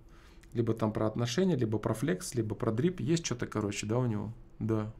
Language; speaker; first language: Russian; native; Russian